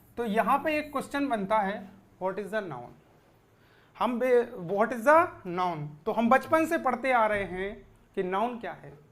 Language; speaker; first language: Hindi; native; Hindi